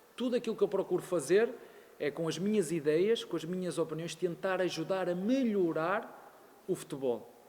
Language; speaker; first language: Portuguese; native; Portuguese